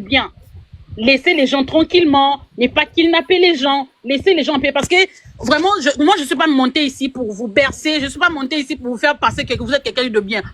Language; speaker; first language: French; non-native, local second language; Lingala